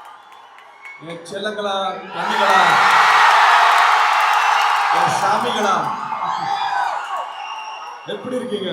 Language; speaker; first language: Tamil; native; Tamil